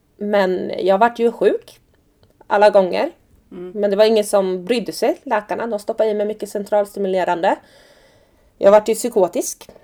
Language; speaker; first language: Swedish; early bilingual, other home language; Persian